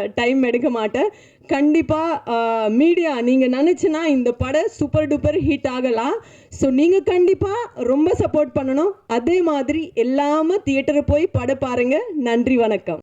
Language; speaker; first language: Tamil; non-native, learner; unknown